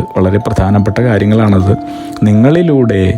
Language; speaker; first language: Malayalam; native; Malayalam